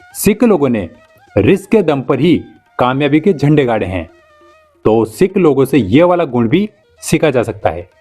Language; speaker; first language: Hindi; native; Hindi